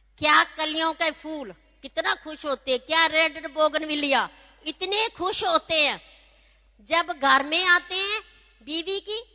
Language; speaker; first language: Hindi; non-native, local second language; Punjabi